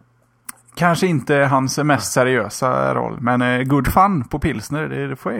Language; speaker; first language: Swedish; native; Swedish